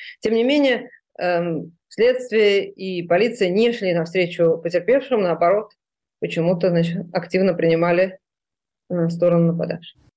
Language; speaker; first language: Russian; native; Russian